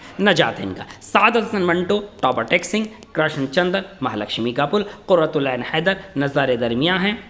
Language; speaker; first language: Urdu; native; Urdu